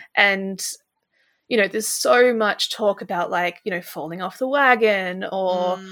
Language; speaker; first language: English; native; English